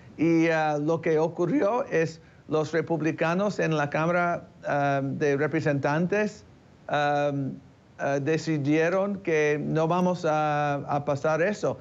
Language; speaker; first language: Spanish; early bilingual, heritage; English